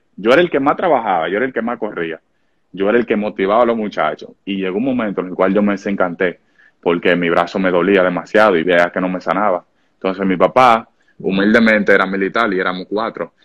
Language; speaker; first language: Spanish; native; Spanish